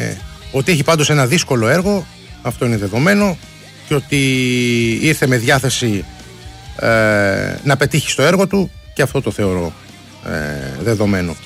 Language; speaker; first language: Greek; native; Greek